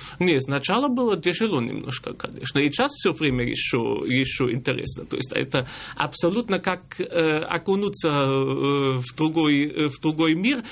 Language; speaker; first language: Russian; non-native, fluent; German